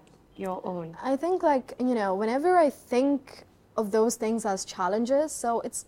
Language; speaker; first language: English; non-native, local second language; Haryanvi